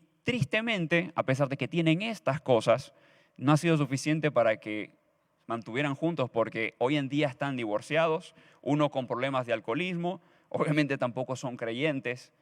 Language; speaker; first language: Spanish; native; Spanish